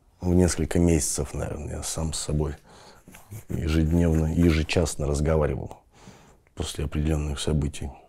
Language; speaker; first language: Russian; native; Russian